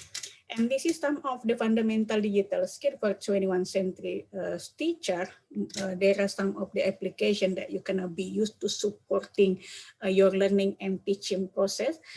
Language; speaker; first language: English; non-native, learner; Indonesian